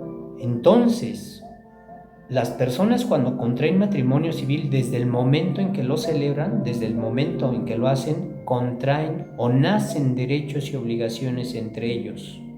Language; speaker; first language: Spanish; native; Spanish